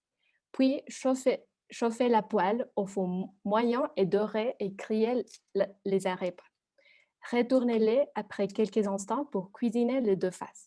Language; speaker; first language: French; non-native, learner; Spanish